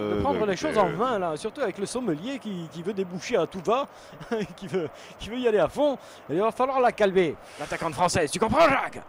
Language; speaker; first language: French; native; French